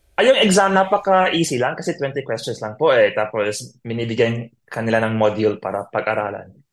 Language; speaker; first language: Filipino; native; Filipino